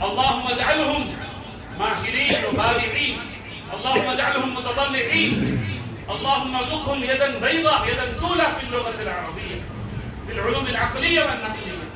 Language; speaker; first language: Arabic; non-native, fluent; Urdu